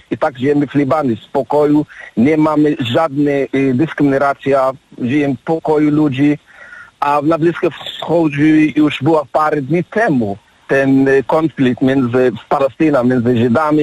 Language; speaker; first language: Polish; non-native, learner; Arabic